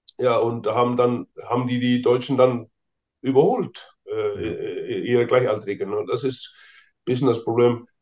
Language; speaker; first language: German; non-native, fluent; Icelandic